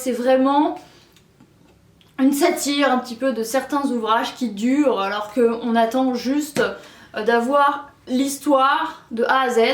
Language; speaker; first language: French; native; French